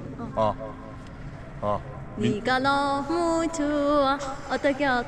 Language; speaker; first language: Korean; non-native, learner; Persian